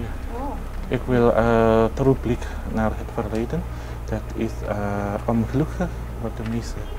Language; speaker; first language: Dutch; non-native, learner; Indonesian